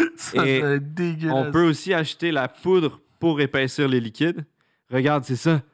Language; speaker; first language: French; native; French